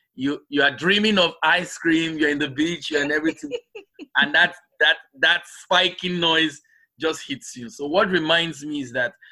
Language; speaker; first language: English; non-native, local second language; Igbo